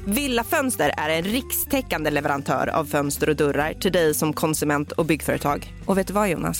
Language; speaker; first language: Swedish; native; Swedish